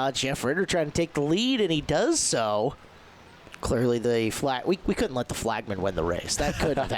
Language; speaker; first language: English; native; English